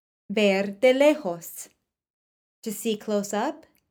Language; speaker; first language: English; native; English